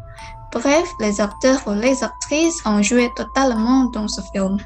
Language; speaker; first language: French; non-native, learner; Indonesian